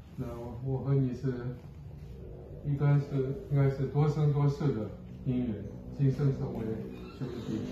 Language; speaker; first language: Chinese; native; Chinese